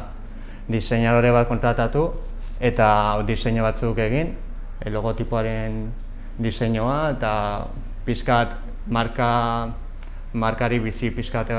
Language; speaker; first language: Basque; non-native, local second language; Spanish